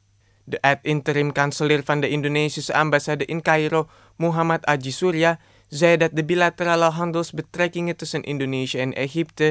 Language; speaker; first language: Dutch; non-native, fluent; Indonesian